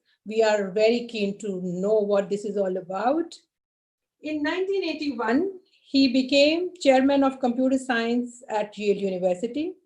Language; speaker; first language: English; non-native, local second language; Hindi